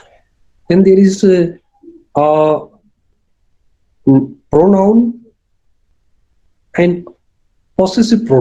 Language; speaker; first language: English; non-native, local second language; Urdu